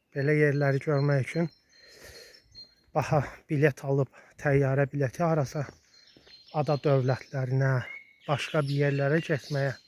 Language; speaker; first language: Azerbaijani; native; Azerbaijani